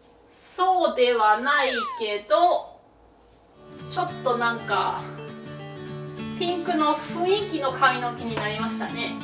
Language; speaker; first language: Japanese; non-native, fluent; German